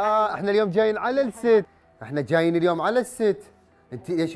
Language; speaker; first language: Arabic; native; Arabic